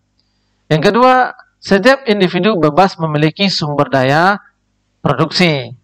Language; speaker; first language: Indonesian; native; Indonesian